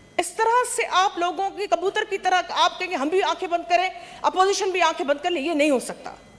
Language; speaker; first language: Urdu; non-native, local second language; Sindhi